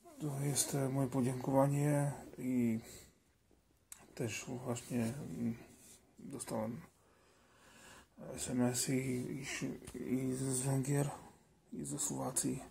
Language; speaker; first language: Polish; non-native, learner; Slovak